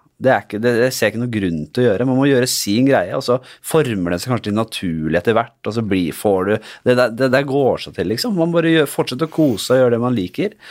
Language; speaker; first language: Norwegian; native; Norwegian